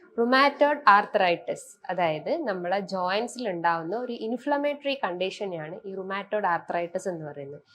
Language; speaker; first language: Malayalam; native; Malayalam